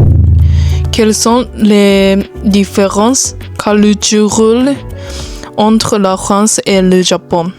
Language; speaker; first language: French; non-native, learner; Japanese